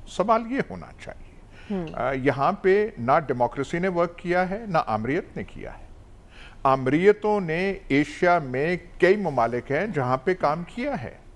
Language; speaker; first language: Urdu; non-native, local second language; Punjabi